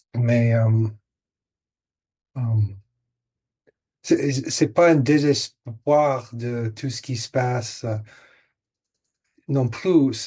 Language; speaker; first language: French; non-native, fluent; English